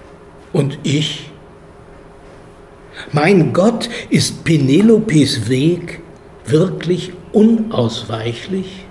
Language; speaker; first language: German; native; German